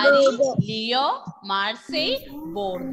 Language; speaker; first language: French; non-native, fluent; Malayalam